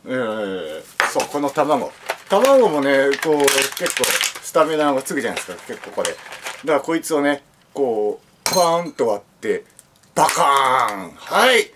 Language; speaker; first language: Japanese; native; Japanese